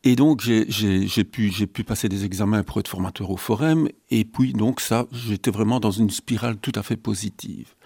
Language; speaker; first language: French; native; French